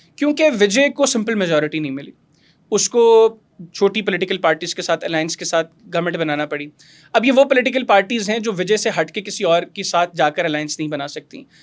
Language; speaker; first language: Urdu; non-native, local second language; Pashto